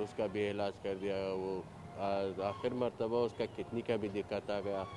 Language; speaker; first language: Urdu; non-native, learner; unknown